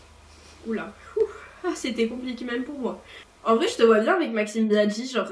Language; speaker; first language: French; native; French